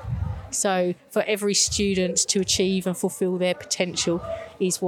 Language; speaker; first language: English; native; English